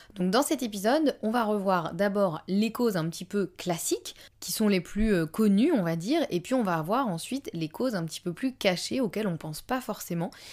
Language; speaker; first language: French; native; French